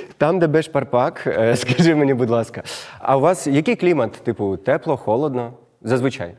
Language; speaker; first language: Ukrainian; native; Ukrainian